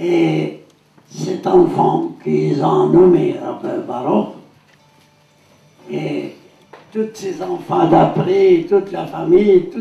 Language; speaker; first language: French; non-native, learner; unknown